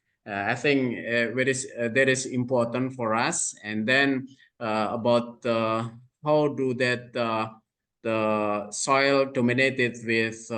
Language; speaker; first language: English; non-native, fluent; Indonesian